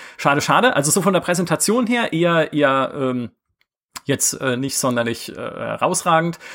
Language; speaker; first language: German; native; German